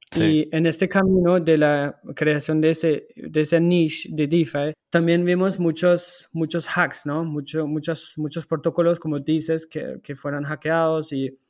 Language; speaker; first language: Spanish; non-native, fluent; German